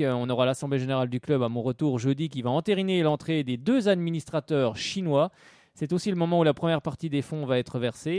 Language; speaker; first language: French; native; French